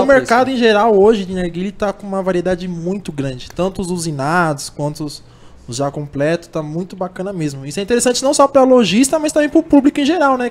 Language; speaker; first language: Portuguese; native; Portuguese